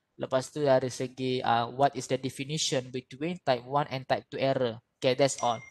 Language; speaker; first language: English; non-native, local second language; Malay